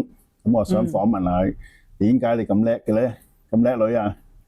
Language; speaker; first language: Cantonese; native; Cantonese